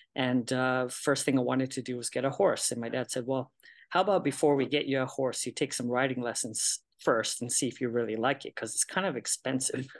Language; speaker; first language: English; early bilingual, other home language; Japanese